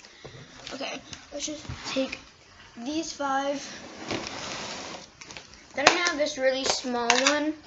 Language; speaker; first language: English; native; English